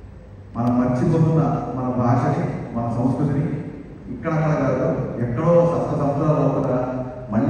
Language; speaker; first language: Telugu; native; Telugu